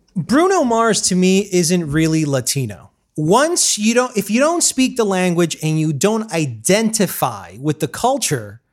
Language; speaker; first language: English; early bilingual, other home language; Spanish